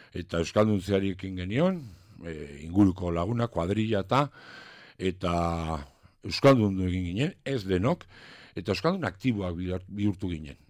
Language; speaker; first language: Basque; non-native, local second language; French